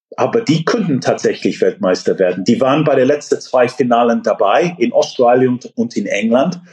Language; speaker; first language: German; non-native, fluent; English